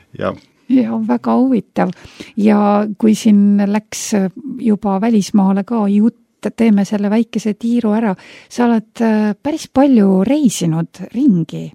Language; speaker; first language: Estonian; native; Estonian